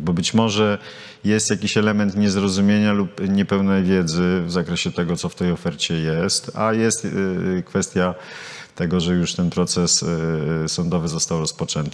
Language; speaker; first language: Polish; native; Polish